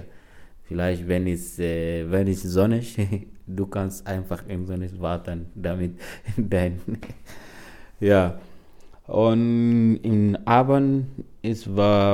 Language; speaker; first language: German; non-native, learner; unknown